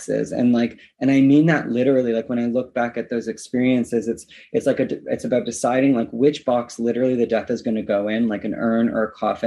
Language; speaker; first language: English; native; English